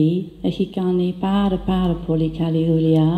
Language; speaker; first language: Greek; non-native, learner; English